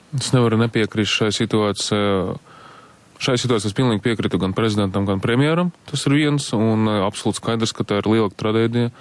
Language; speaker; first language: Latvian; non-native, local second language; Russian